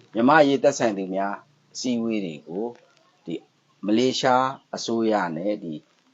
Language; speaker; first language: Burmese; non-native, local second language; Pa'o Karen